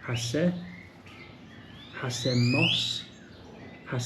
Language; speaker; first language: Spanish; non-native, learner; English